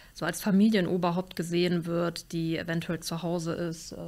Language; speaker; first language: German; native; German